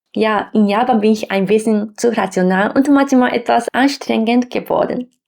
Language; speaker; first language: German; non-native, fluent; Japanese